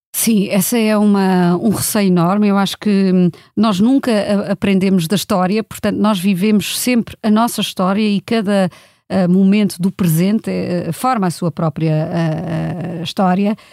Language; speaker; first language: Portuguese; non-native, fluent; German